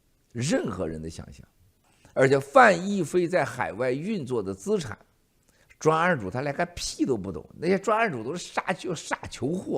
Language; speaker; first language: Chinese; native; Chinese